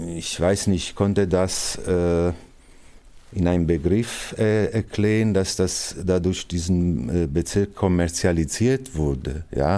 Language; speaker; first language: German; non-native, fluent; Italian